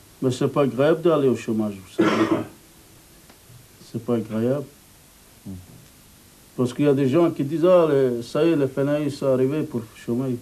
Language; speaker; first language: French; early bilingual, other home language; Turkish